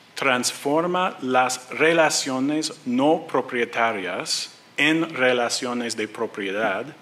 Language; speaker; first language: Spanish; non-native, learner; English